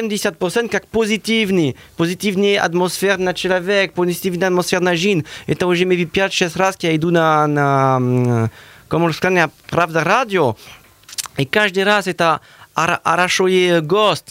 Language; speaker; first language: Russian; non-native, learner; French